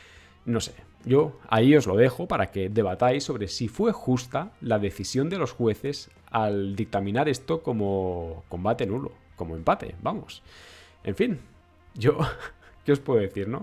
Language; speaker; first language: Spanish; native; Spanish